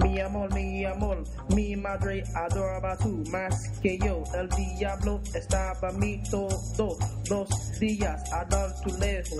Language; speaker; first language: Spanish; non-native, learner; English